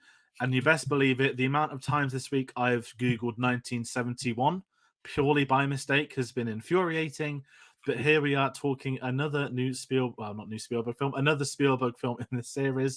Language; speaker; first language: English; native; English